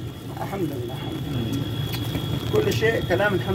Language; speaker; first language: Arabic; non-native, learner; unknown